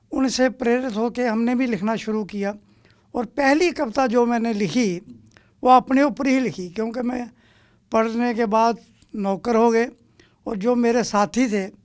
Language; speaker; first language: Hindi; non-native, local second language; Dogri